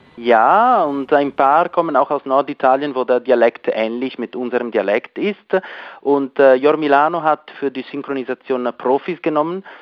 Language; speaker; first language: German; non-native, local second language; Italian